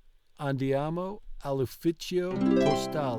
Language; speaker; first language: Italian; non-native, learner; English